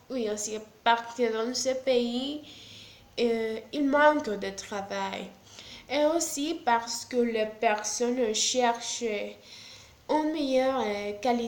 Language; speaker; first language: French; non-native, learner; Spanish